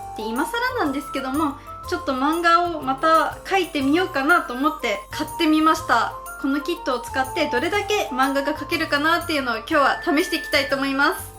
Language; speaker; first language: Japanese; early bilingual, heritage; Japanese